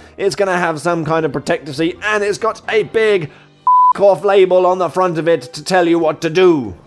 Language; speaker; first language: English; native; English